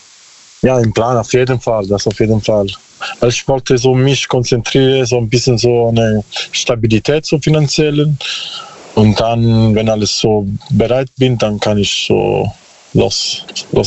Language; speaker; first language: German; non-native, learner; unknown